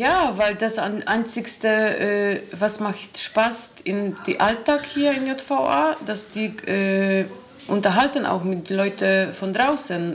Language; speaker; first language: German; non-native, learner; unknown